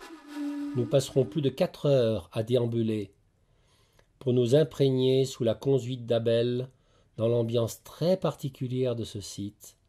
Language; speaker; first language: French; native; French